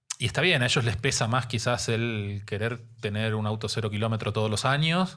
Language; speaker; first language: Spanish; native; Spanish